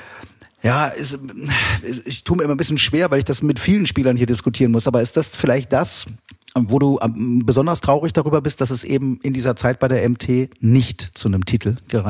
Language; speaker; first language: German; native; German